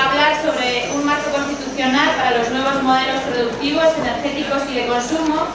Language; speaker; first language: Spanish; native; Spanish